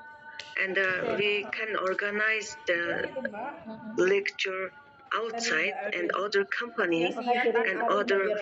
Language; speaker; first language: English; non-native, learner; Mongolian